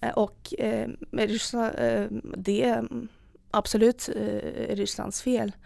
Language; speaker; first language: Swedish; non-native, fluent; Russian